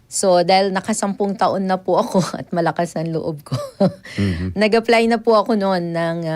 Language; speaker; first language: Filipino; non-native, local second language; Pampanga